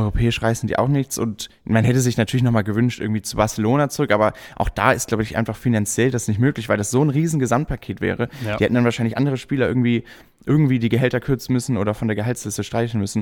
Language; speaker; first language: German; native; German